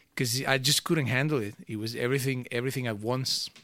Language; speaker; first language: English; early bilingual, other home language; Portuguese